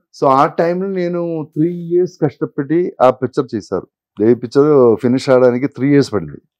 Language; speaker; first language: Telugu; non-native, learner; Malayalam